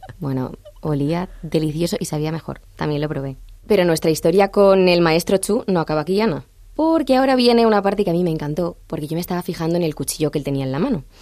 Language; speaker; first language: Spanish; native; Spanish